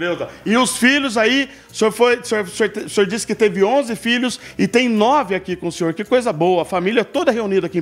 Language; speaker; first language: Portuguese; native; Portuguese